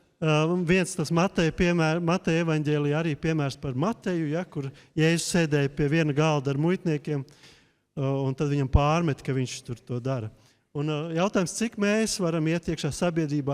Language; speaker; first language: Latvian; native; Latvian